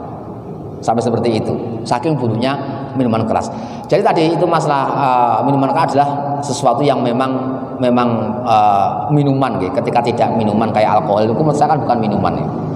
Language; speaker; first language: Indonesian; native; Indonesian